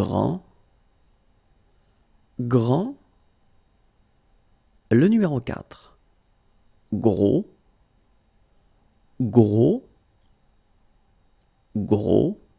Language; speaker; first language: French; native; French